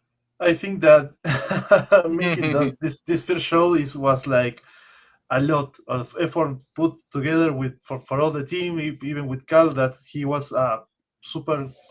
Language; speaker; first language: English; non-native, fluent; Spanish